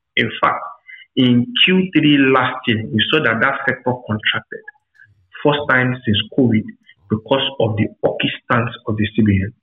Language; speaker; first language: English; non-native, local second language; Yoruba